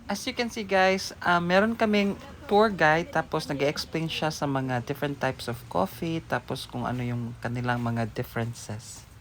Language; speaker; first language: Filipino; native; Filipino